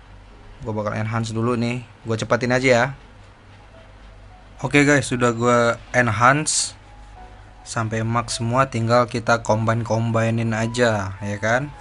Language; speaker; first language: Indonesian; native; Indonesian